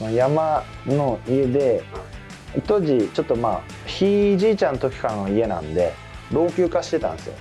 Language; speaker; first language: Japanese; native; Japanese